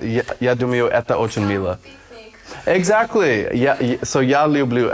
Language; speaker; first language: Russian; non-native, learner; English